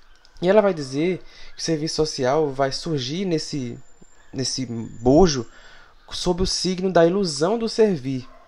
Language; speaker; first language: Portuguese; native; Portuguese